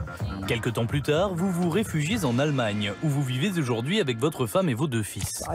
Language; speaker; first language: French; native; French